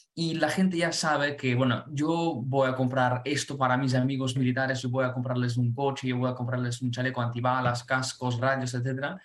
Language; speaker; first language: Spanish; non-native, fluent; Ukrainian